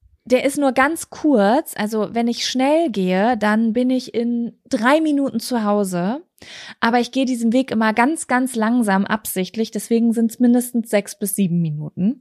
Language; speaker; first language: German; native; German